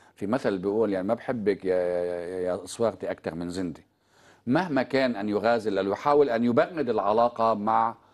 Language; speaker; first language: Arabic; native; Arabic